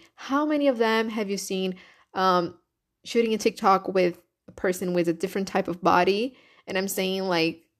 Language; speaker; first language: English; non-native, fluent; Portuguese